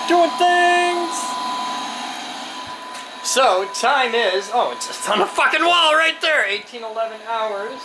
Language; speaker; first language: English; native; English